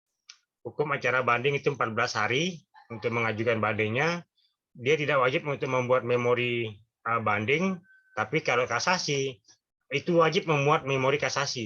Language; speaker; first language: Indonesian; native; Indonesian